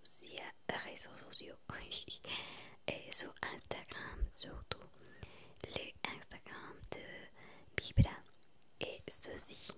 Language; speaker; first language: French; non-native, learner; Spanish